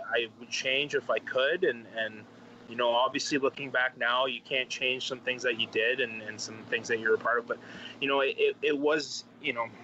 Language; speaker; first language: English; native; English